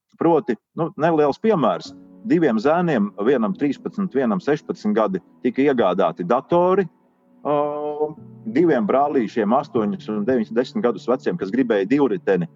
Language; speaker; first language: Latvian; native; Latvian